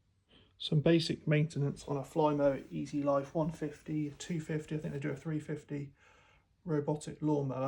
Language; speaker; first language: English; native; English